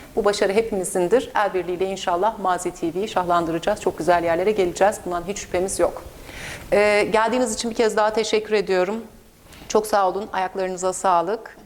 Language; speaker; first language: Turkish; native; Turkish